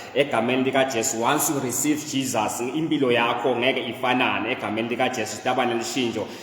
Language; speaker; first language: Zulu; non-native, local second language; Swati